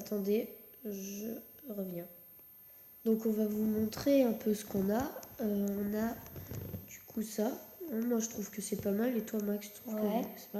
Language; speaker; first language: French; native; French